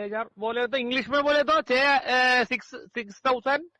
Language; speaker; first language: Hindi; non-native, local second language; Malayalam